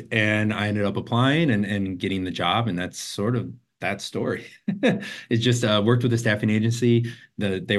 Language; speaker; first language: English; native; English